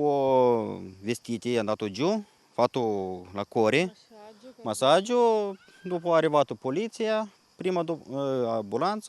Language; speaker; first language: Italian; non-native, learner; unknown